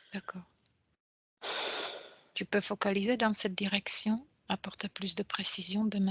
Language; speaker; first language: French; non-native, fluent; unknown